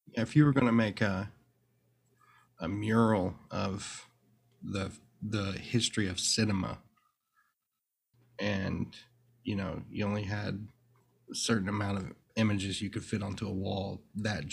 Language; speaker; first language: English; native; English